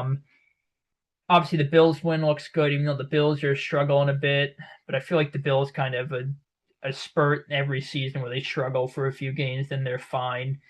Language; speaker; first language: English; native; English